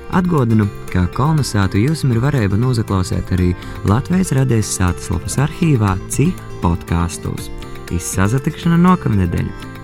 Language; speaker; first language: Latvian; native; Latvian